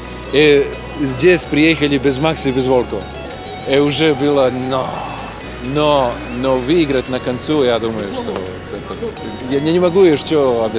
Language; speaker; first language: Russian; non-native, learner; Serbian